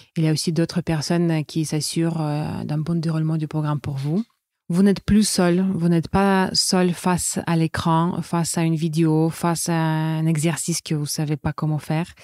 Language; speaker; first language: French; non-native, fluent; Russian